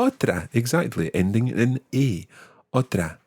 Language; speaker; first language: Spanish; non-native, fluent; English